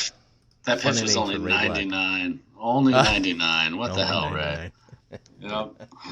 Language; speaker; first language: English; native; English